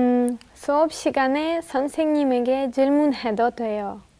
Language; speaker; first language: Korean; non-native, learner; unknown